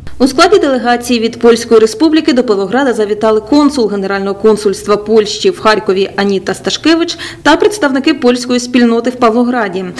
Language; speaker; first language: Ukrainian; native; Ukrainian